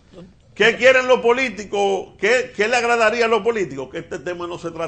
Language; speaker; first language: Spanish; native; Spanish